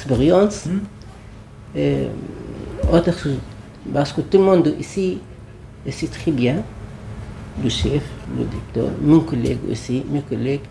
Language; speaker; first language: French; non-native, learner; Arabic